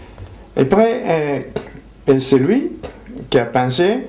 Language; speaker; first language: French; non-native, fluent; Japanese